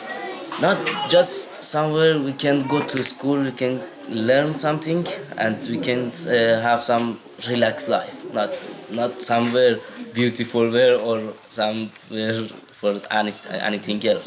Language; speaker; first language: English; non-native, learner; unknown